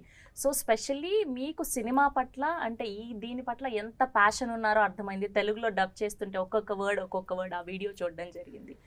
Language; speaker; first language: Telugu; native; Telugu